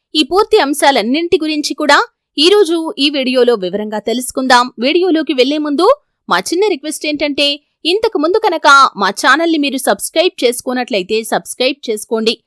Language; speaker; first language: Telugu; native; Telugu